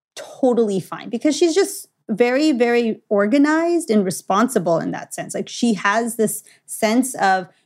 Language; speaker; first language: English; native; English